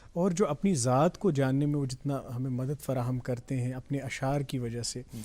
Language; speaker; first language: Urdu; non-native, local second language; Kashmiri